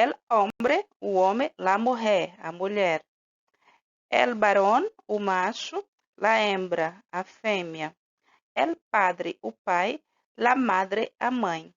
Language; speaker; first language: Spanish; non-native, fluent; Portuguese